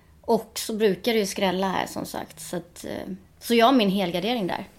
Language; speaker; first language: Swedish; native; Swedish